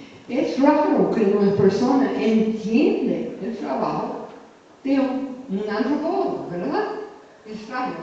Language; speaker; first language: Spanish; non-native, fluent; English